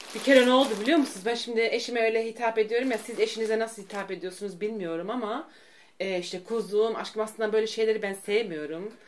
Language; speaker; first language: Turkish; early bilingual, heritage; Turkish